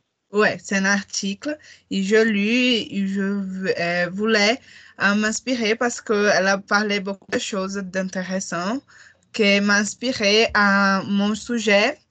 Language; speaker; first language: French; non-native, learner; Portuguese